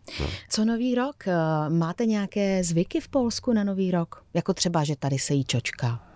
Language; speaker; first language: Czech; native; Czech